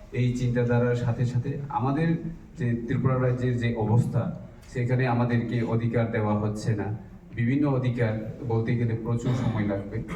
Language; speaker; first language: Bangla; non-native, local second language; Kok Borok